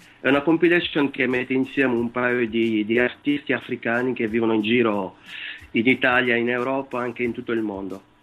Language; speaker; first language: Italian; non-native, fluent; Wolof